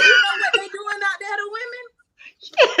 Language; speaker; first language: English; native; English